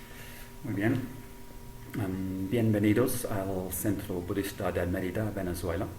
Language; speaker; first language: Spanish; non-native, fluent; English